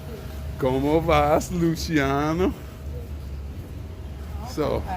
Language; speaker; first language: Spanish; non-native, learner; English